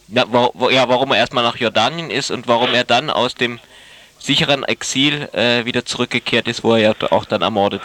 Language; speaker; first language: German; native; German